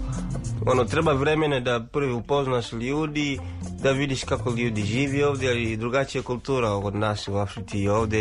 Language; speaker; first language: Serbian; non-native, learner; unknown